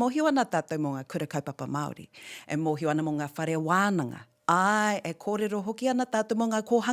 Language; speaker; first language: Māori; non-native, local second language; English